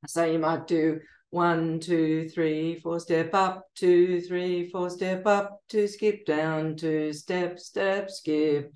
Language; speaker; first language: English; native; English